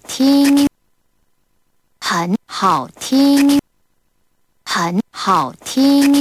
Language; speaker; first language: Chinese; non-native, learner; Korean